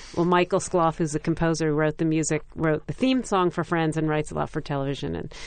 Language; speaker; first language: English; native; English